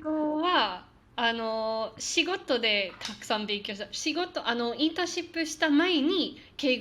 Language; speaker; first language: Japanese; non-native, fluent; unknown